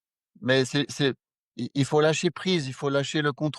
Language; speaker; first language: French; non-native, fluent; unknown